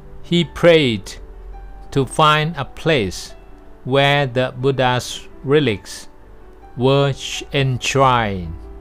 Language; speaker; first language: English; non-native, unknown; Thai